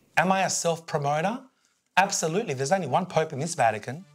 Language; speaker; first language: English; native; English